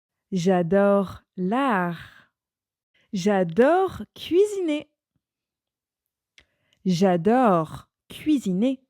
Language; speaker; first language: French; non-native, fluent; English